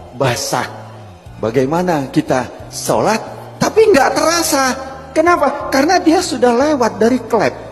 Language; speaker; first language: Indonesian; native; Indonesian